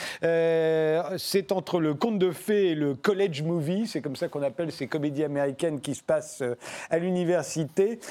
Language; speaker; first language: French; native; French